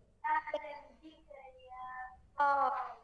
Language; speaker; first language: Arabic; non-native, learner; Urdu